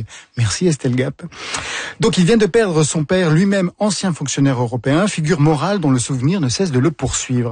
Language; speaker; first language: French; native; French